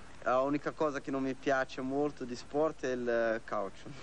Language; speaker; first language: Italian; non-native, learner; Portuguese